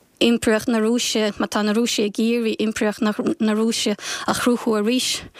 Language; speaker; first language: Irish; non-native, fluent; Ukrainian